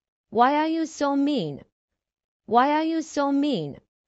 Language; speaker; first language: English; non-native, fluent; Haitian Creole